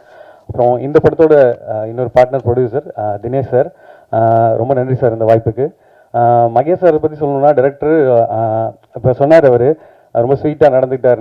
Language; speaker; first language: Tamil; native; Tamil